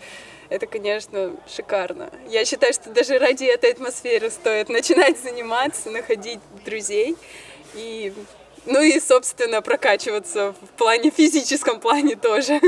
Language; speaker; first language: Russian; native; Russian